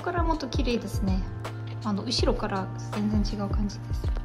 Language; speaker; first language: Japanese; non-native, learner; German